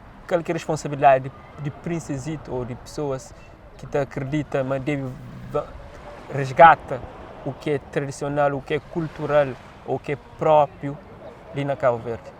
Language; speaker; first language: Portuguese; non-native, local second language; Kabuverdianu